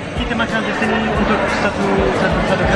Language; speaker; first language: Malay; non-native, learner; English